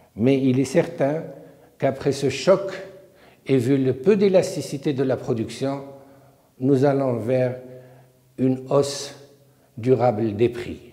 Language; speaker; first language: French; non-native, local second language; Arabic